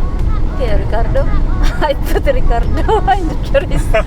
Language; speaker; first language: English; non-native, local second language; Filipino